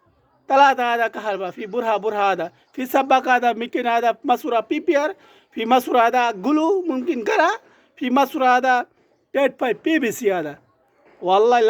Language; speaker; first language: Arabic; non-native, learner; Bangla